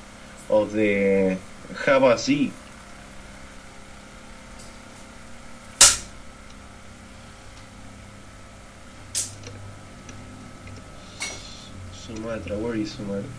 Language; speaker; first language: English; non-native, learner; Spanish